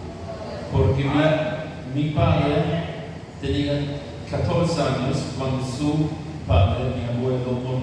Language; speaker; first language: Spanish; non-native, fluent; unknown